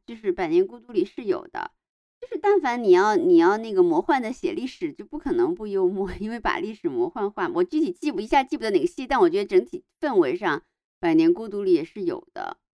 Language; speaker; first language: Chinese; native; Chinese